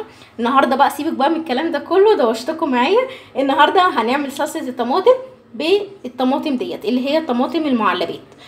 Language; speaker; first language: Arabic; native; Arabic